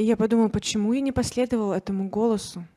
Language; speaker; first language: Russian; native; Russian